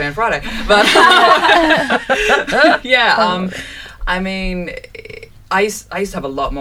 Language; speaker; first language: English; native; English